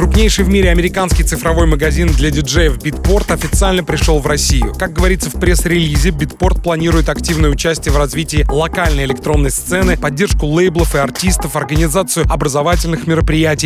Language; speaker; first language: Russian; native; Russian